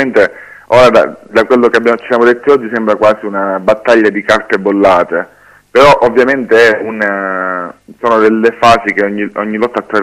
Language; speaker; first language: Italian; native; Italian